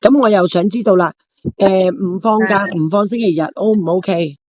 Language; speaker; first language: Cantonese; native; Cantonese